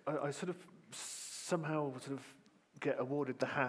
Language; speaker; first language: English; native; English